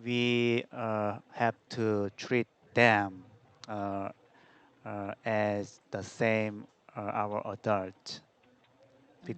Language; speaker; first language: English; non-native, learner; Korean